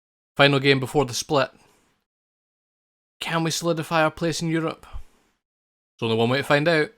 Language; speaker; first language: English; native; English